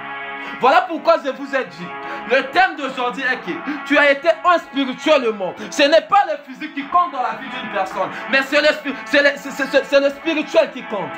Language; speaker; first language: French; non-native, local second language; Swahili